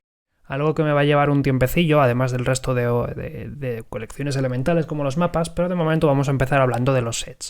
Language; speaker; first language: Spanish; native; Spanish